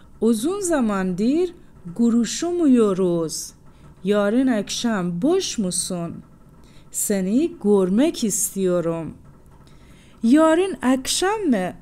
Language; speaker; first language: Turkish; non-native, fluent; Persian